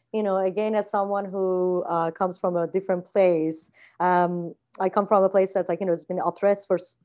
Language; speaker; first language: English; non-native, fluent; Persian